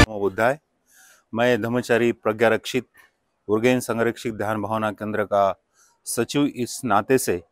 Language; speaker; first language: Hindi; non-native, local second language; Marathi